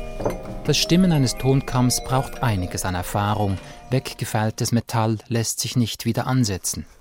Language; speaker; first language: German; native; German